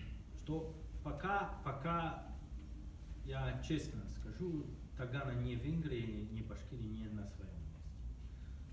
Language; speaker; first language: Russian; non-native, learner; Hungarian